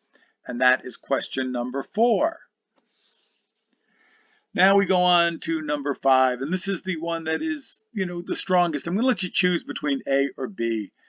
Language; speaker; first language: English; native; English